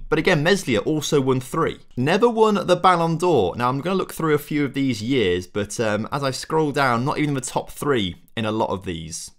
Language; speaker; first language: English; native; English